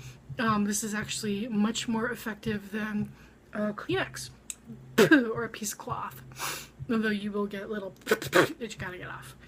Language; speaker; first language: English; native; English